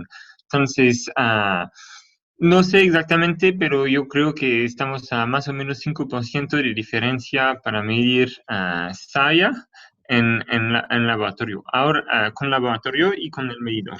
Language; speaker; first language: Spanish; non-native, fluent; French